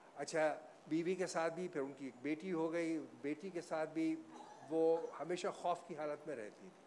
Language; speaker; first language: Urdu; native; Urdu